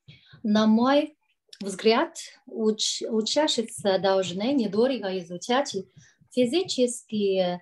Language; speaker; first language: Russian; non-native, learner; Chinese